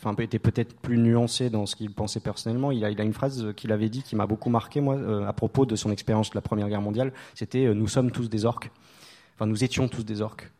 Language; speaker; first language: French; non-native, fluent; English